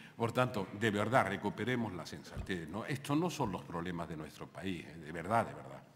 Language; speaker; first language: Spanish; native; Spanish